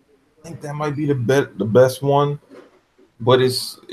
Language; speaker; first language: English; native; English